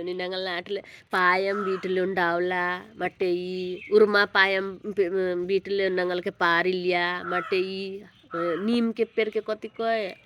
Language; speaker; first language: Malayalam; non-native, learner; Hindi